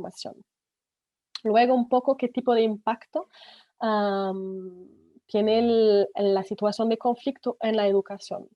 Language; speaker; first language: Spanish; non-native, fluent; French